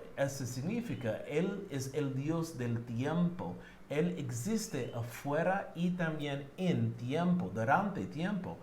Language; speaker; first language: Spanish; non-native, learner; English